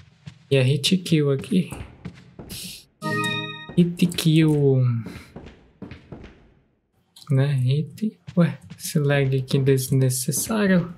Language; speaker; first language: Portuguese; native; Portuguese